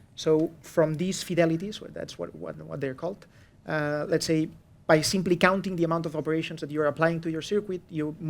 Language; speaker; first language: English; non-native, fluent; Catalan